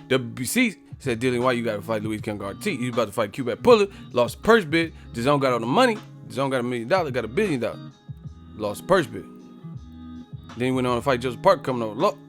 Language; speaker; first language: English; native; English